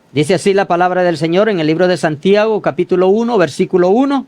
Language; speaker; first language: Spanish; native; Spanish